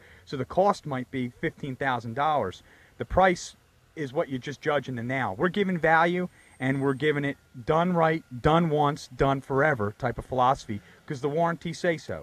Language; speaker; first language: English; native; English